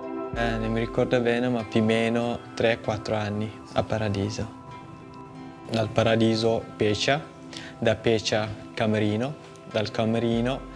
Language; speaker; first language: Italian; non-native, fluent; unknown